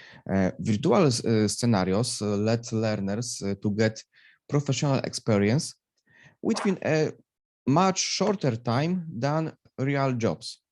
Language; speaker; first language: English; non-native, fluent; Polish